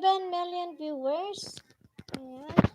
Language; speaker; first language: Filipino; non-native, local second language; Bikol